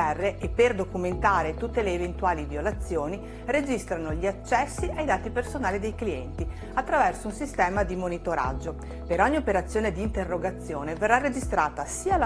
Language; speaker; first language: Italian; native; Italian